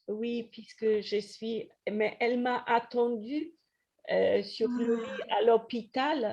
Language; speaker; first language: French; non-native, fluent; Polish